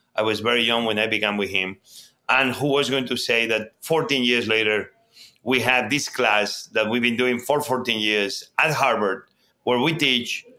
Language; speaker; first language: English; non-native, fluent; Spanish